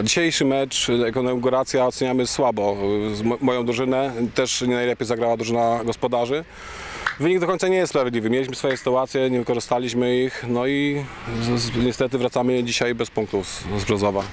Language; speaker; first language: Polish; native; Polish